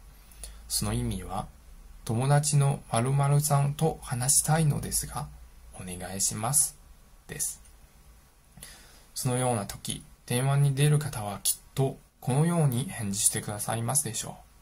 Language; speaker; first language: Japanese; non-native, fluent; Chinese